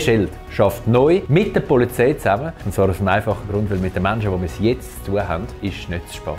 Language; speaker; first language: German; native; German